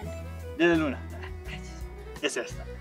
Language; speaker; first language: Spanish; non-native, learner; Serbian